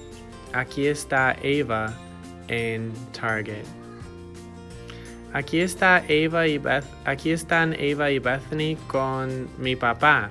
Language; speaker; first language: Spanish; non-native, fluent; English